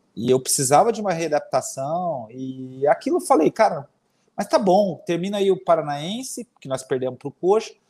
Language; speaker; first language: Portuguese; native; Portuguese